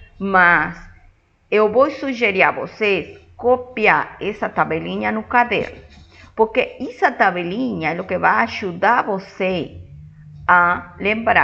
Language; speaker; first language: Portuguese; non-native, fluent; Spanish